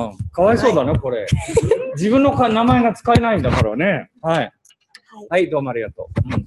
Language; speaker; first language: Japanese; native; Japanese